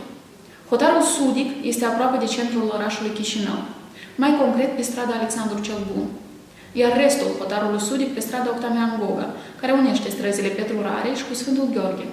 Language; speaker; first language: Romanian; native; Romanian